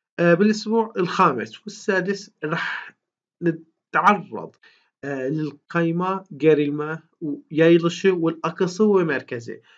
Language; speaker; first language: Arabic; native; Arabic